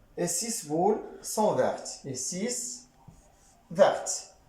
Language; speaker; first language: French; non-native, local second language; Arabic